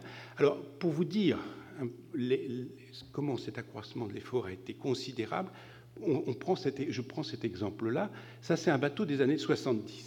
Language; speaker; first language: French; native; French